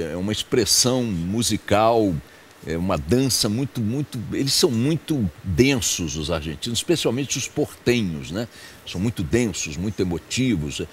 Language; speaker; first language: Portuguese; early bilingual, other home language; Spanish